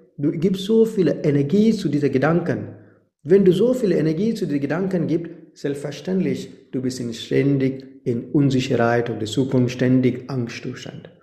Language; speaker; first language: German; non-native, fluent; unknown